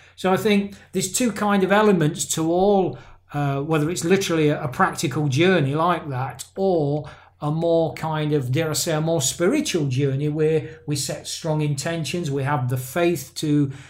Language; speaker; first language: English; native; English